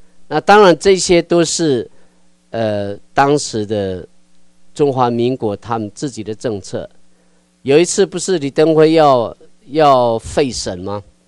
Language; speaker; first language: Chinese; non-native, local second language; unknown